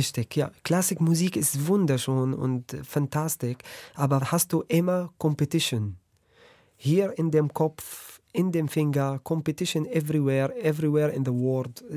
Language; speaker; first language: German; non-native, learner; Arabic